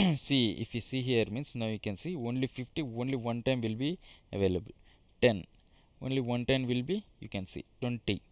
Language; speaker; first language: English; non-native, local second language; Telugu